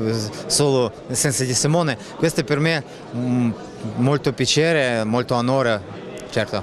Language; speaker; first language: Italian; non-native, learner; Russian